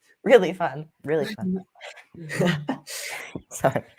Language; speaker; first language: English; native; English